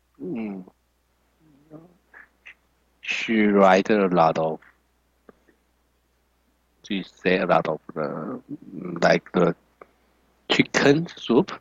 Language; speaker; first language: English; non-native, learner; Chinese